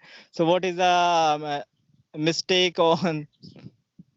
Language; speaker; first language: English; non-native, learner; Hindi